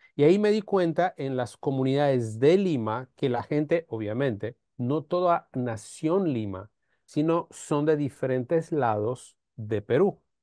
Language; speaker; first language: Spanish; non-native, fluent; Romanian